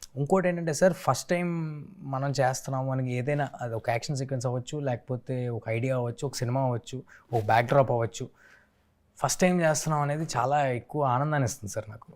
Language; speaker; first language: Telugu; native; Telugu